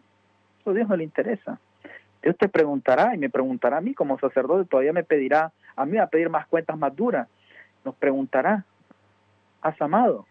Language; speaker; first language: Spanish; native; Spanish